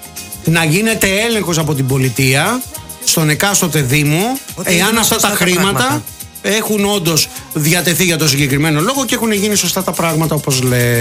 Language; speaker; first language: Greek; native; Greek